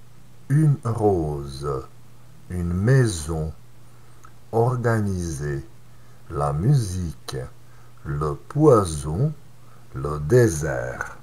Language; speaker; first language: French; non-native, fluent; Serbian